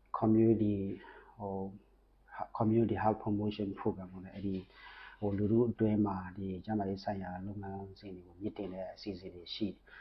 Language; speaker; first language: Burmese; non-native, local second language; S'gaw Karen